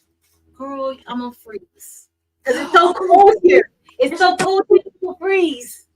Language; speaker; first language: English; native; English